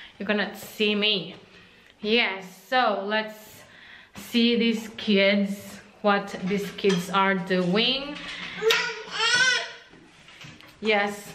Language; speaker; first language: English; non-native, local second language; Filipino